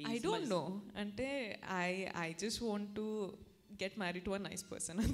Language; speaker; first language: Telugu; non-native, fluent; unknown